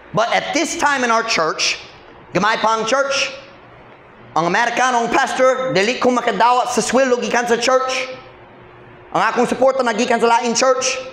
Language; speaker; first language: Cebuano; non-native, fluent; English